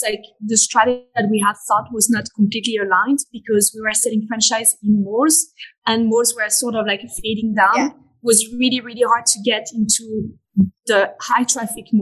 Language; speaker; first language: English; non-native, fluent; French